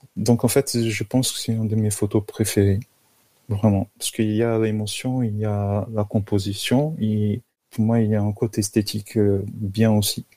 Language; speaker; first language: French; non-native, fluent; Portuguese